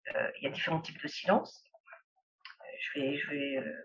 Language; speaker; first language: French; non-native, local second language; Arabic